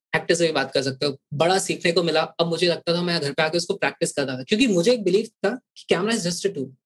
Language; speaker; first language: Hindi; native; Hindi